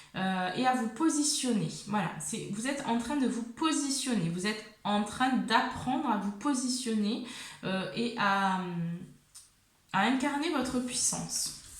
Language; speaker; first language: French; native; French